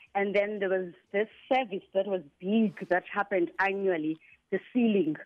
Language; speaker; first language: English; non-native, local second language; Xhosa